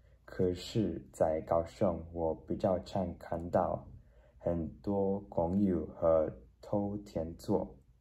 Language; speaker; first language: Chinese; non-native, learner; Spanish